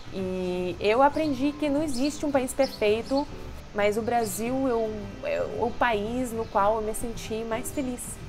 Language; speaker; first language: Portuguese; non-native, fluent; Russian